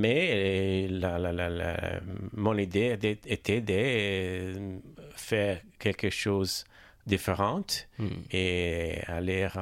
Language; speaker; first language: French; non-native, learner; Italian